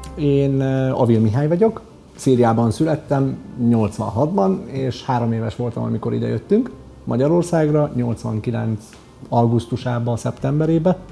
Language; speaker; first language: Hungarian; early bilingual, other home language; Arabic